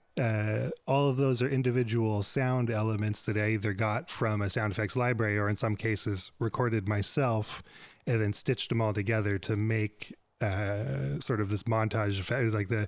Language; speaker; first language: English; native; English